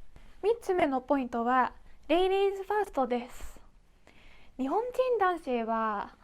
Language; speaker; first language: Japanese; non-native, fluent; Dutch